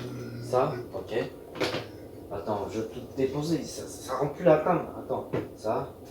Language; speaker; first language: French; native; French